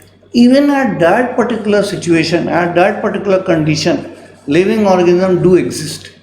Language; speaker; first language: English; non-native, local second language; Hindi